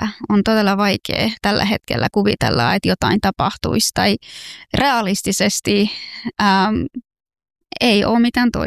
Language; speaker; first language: Finnish; non-native, fluent; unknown